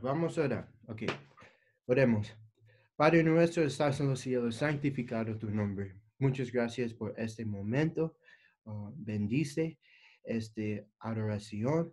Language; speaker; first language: Spanish; non-native, learner; English